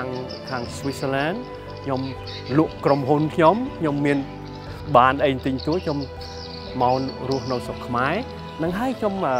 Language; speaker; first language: Khmer; early bilingual, heritage; Khmer